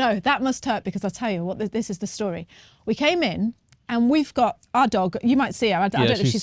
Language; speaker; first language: English; native; English